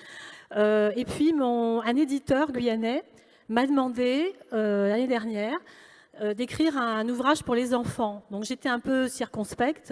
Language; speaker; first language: French; native; French